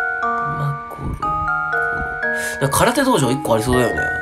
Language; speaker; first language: Japanese; native; Japanese